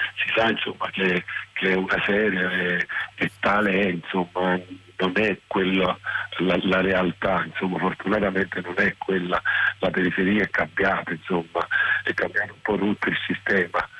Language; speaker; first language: Italian; native; Italian